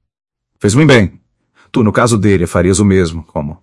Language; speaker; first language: Portuguese; native; Portuguese